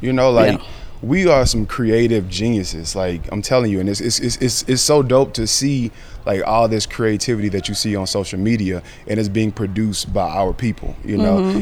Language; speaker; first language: English; native; English